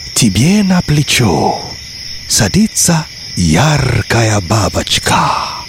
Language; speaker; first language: Russian; non-native, fluent; Yoruba